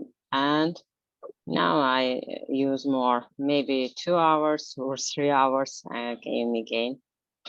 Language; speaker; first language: English; non-native, learner; Azerbaijani